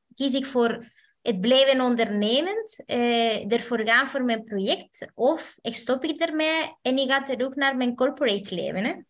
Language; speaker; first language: Dutch; non-native, fluent; Spanish